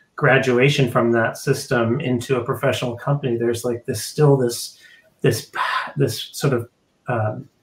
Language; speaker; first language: English; native; English